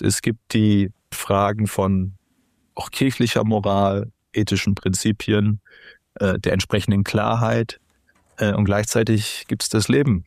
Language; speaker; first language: German; native; German